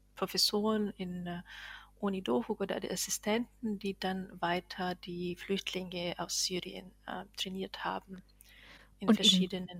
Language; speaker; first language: German; non-native, fluent; Bosnian